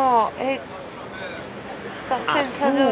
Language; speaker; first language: Italian; non-native, learner; Bulgarian